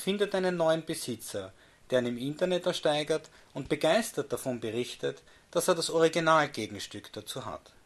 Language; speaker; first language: German; native; German